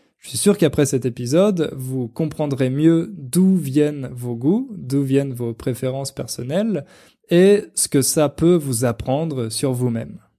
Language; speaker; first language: French; native; French